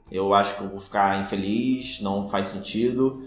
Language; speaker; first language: Portuguese; native; Portuguese